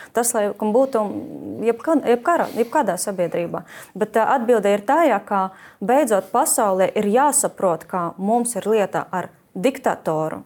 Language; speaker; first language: Latvian; non-native, fluent; Ukrainian